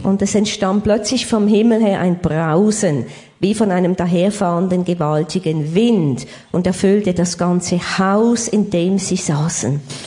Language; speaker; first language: German; native; German